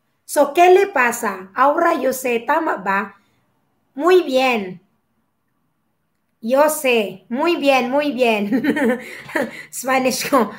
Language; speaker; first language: Spanish; non-native, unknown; Filipino